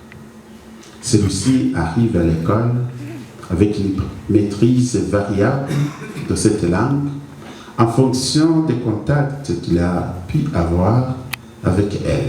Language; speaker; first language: French; non-native, local second language; Rundi